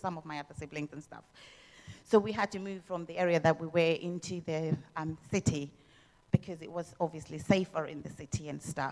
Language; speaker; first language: English; non-native, local second language; Shona